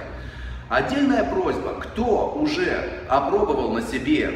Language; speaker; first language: Russian; native; Russian